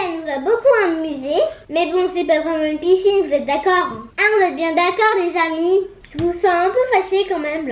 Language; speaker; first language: French; native; French